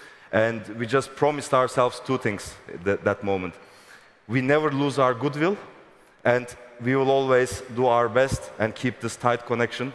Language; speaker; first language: English; non-native, fluent; Turkish